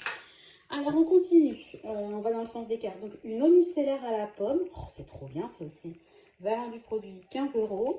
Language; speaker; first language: French; native; French